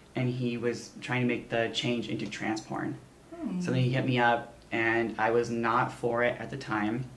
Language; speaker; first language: English; native; English